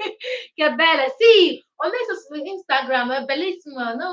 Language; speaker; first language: Italian; non-native, learner; Igbo